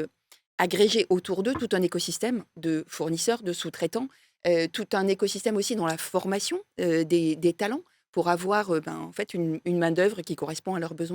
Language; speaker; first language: French; native; French